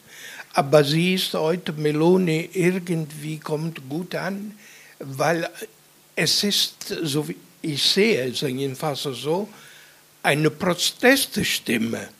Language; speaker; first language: German; non-native, fluent; Italian